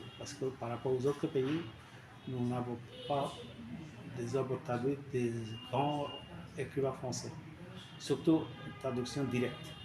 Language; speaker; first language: French; non-native, fluent; Bangla